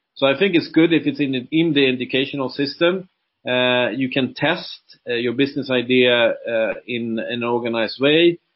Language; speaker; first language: English; non-native, fluent; Swedish